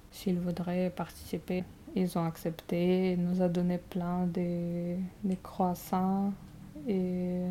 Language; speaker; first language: French; non-native, fluent; Russian